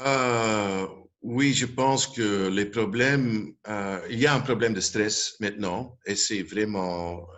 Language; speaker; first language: French; non-native, local second language; Dutch